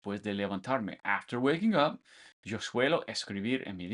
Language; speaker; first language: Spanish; non-native, fluent; English